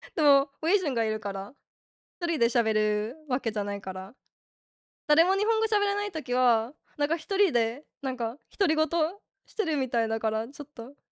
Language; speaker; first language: Japanese; early bilingual, heritage; Japanese